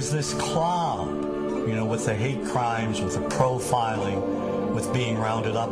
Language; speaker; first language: English; native; English